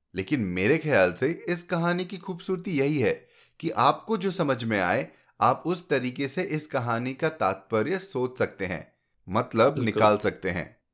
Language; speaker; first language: Hindi; native; Hindi